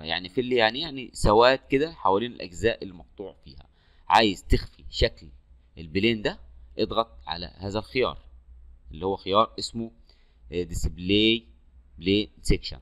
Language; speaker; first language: Arabic; native; Arabic